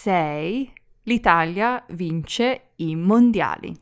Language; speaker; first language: Italian; non-native, learner; English